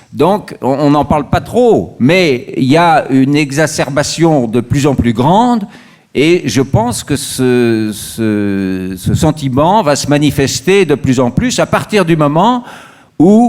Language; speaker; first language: French; native; French